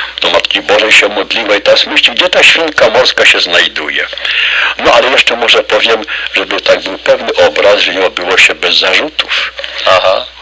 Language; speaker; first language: Polish; native; Polish